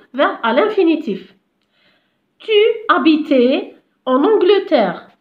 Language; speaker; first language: French; non-native, local second language; Arabic